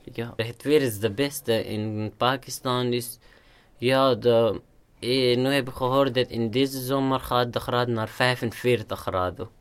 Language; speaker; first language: Dutch; non-native, learner; Urdu